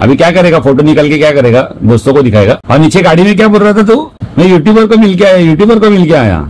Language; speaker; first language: Hindi; non-native, local second language; Marathi